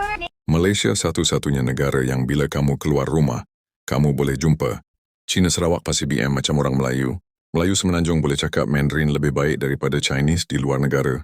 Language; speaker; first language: Malay; native; Malay